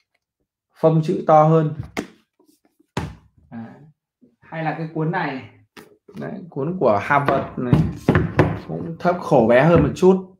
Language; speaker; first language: Vietnamese; native; Vietnamese